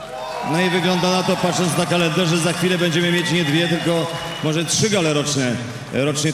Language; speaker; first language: Polish; native; Polish